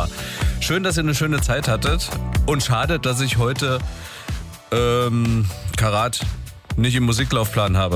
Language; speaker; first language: German; native; German